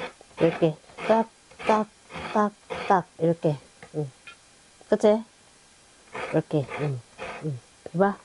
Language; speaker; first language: Korean; non-native, fluent; Cebuano